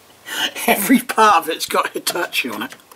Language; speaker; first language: English; native; English